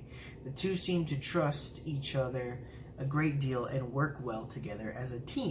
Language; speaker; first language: English; native; English